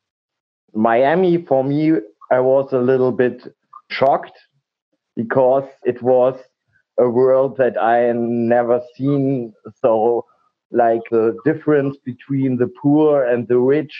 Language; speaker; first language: English; non-native, learner; German